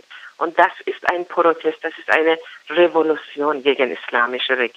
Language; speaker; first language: German; non-native, fluent; Persian